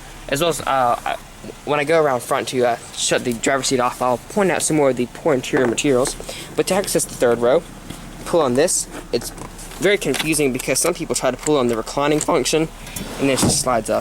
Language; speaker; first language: English; native; English